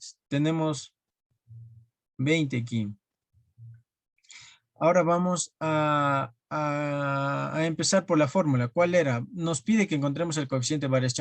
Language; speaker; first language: Spanish; native; Spanish